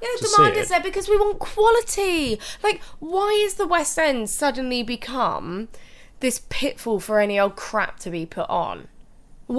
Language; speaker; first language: English; native; English